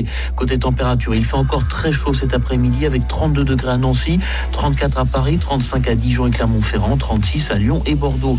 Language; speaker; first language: French; native; French